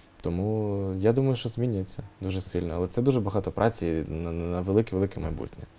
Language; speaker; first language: Ukrainian; native; Ukrainian